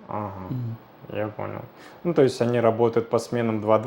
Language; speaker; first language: Russian; native; Russian